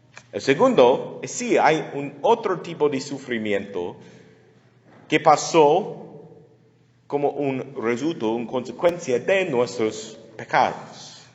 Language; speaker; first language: Spanish; non-native, fluent; English